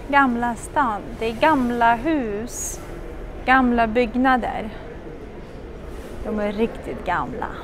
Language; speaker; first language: Swedish; non-native, fluent; Russian